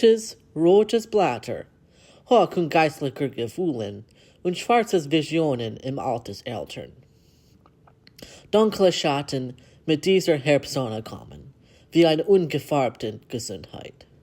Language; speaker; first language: German; non-native, learner; English